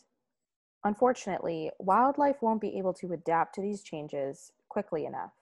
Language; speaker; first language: English; native; English